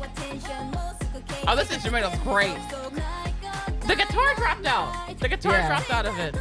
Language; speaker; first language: English; native; English